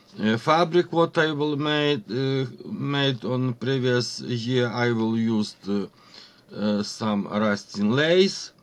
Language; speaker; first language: English; non-native, learner; Ukrainian